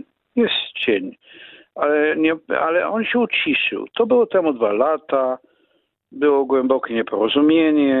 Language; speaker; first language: Polish; non-native, fluent; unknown